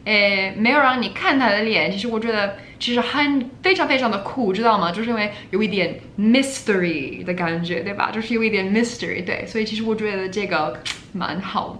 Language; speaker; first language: Chinese; non-native, fluent; English